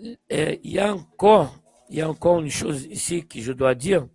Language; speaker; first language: French; non-native, fluent; Portuguese